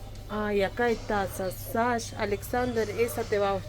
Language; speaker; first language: Spanish; non-native, fluent; Russian